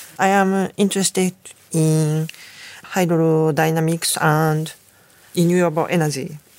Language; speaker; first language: English; non-native, learner; Japanese